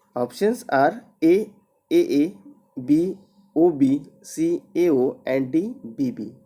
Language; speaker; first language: English; non-native, local second language; Marathi